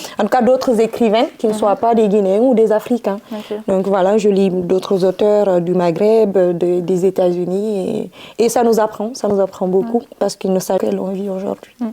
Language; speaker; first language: French; non-native, local second language; Fula